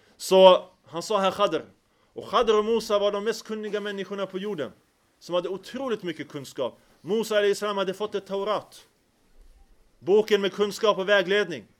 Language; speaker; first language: Swedish; early bilingual, other home language; Arabic